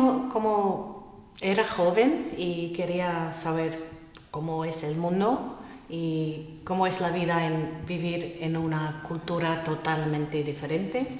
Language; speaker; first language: Spanish; non-native, fluent; English